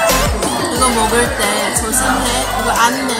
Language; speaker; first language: Korean; non-native, learner; Chinese